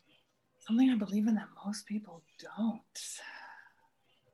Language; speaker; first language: English; native; English